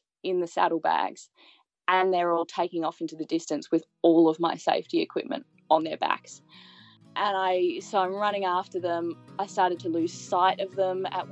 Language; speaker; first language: English; native; English